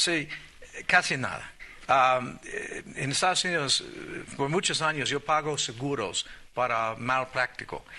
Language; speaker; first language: Spanish; non-native, learner; English